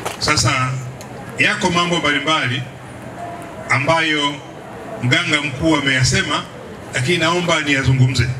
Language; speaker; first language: Swahili; native; Swahili